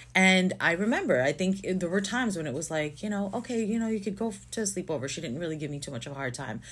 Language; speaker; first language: English; non-native, local second language; Filipino